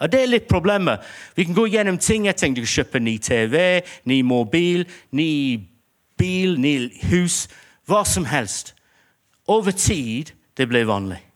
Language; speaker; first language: Norwegian; non-native, fluent; English